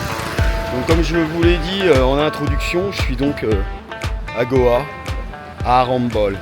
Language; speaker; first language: French; native; French